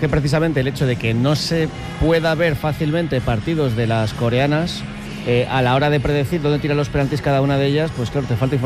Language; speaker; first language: Spanish; native; Spanish